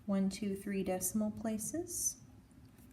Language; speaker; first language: English; native; English